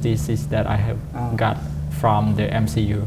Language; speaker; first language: English; non-native, fluent; Khmer